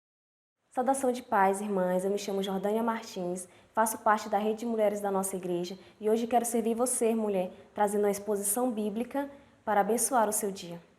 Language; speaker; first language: Portuguese; native; Portuguese